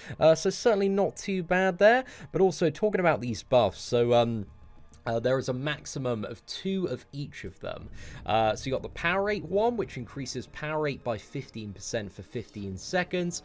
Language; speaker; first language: English; native; English